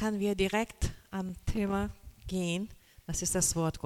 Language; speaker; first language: German; non-native, learner; Portuguese